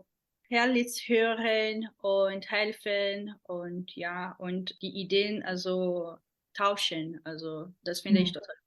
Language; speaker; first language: German; non-native, fluent; Portuguese